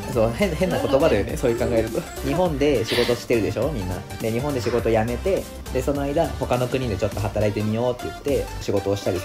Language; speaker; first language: Japanese; native; Japanese